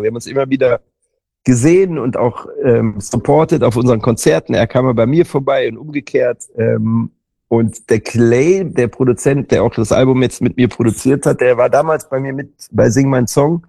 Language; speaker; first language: German; native; German